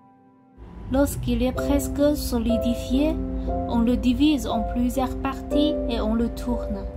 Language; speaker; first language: French; non-native, fluent; Chinese